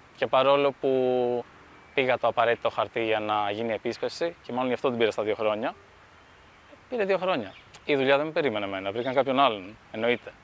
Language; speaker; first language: Greek; early bilingual, other home language; Albanian